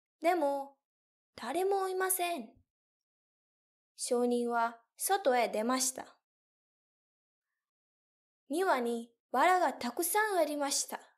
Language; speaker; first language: Japanese; non-native, fluent; English